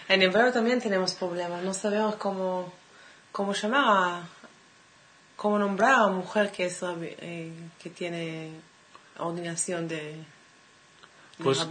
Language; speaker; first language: Spanish; non-native, fluent; Hebrew